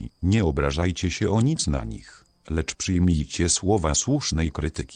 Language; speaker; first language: Polish; native; Polish